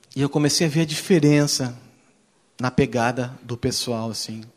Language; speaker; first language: Portuguese; native; Portuguese